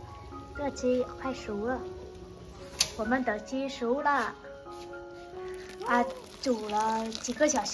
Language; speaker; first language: Chinese; non-native, learner; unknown